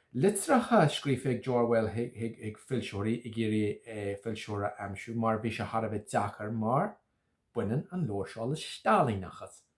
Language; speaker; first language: Irish; native; Irish